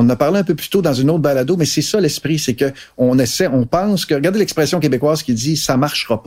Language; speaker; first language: French; native; French